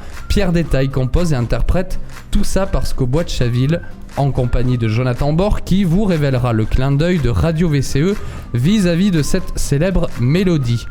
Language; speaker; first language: French; native; French